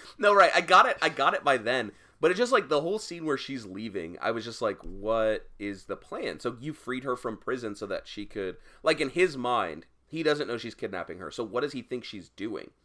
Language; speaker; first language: English; native; English